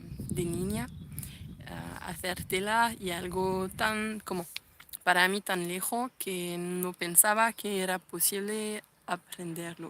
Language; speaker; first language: Spanish; non-native, fluent; French